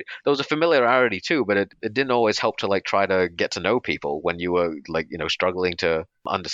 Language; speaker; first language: English; native; English